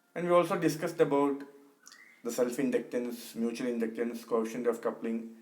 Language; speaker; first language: English; non-native, local second language; Malayalam